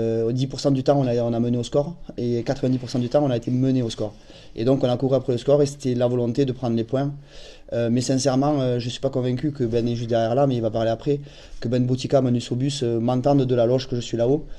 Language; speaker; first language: French; native; French